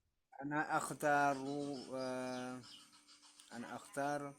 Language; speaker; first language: Arabic; non-native, learner; Indonesian